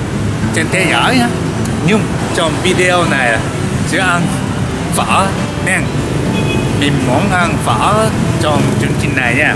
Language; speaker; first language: Vietnamese; non-native, learner; Japanese